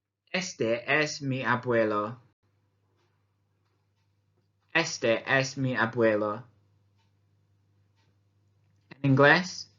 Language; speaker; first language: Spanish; non-native, fluent; English